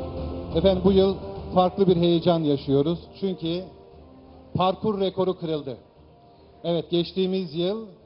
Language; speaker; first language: Turkish; native; Turkish